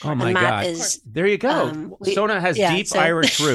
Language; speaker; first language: English; native; English